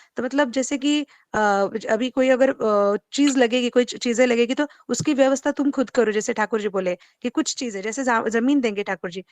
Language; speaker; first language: Hindi; non-native, local second language; Marathi